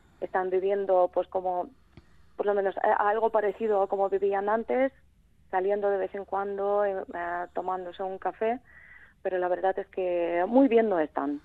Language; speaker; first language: Spanish; non-native, fluent; Ukrainian